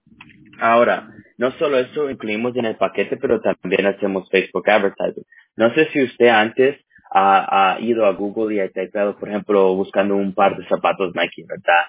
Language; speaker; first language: Spanish; early bilingual, heritage; Spanish